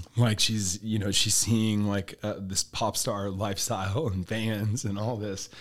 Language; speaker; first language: English; early bilingual, other home language; Filipino